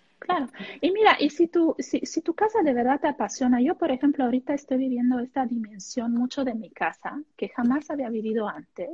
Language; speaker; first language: Spanish; non-native, fluent; Italian